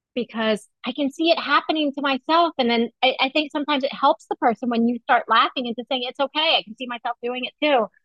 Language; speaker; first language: English; native; English